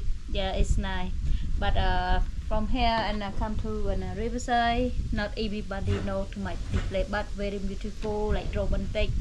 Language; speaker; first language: English; non-native, local second language; Khmer